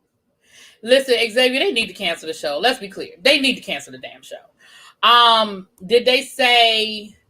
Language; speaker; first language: English; native; English